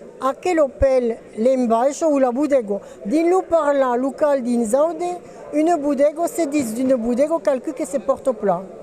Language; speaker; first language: Occitan; non-native, fluent; French